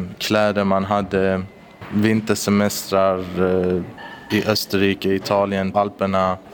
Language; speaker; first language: Swedish; early bilingual, other home language; Persian